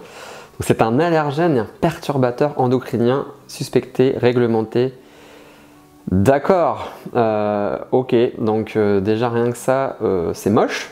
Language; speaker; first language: French; native; French